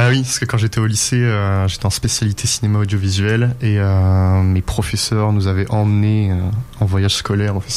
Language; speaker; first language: French; native; French